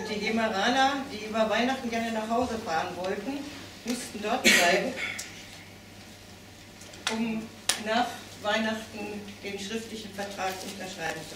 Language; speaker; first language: German; native; German